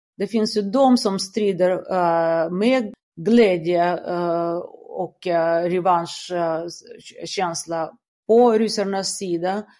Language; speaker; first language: Swedish; non-native, fluent; Russian